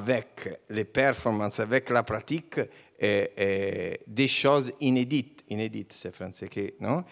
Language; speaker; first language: French; non-native, learner; Italian